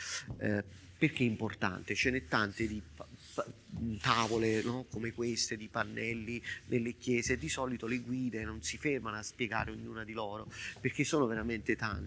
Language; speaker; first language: Italian; native; Italian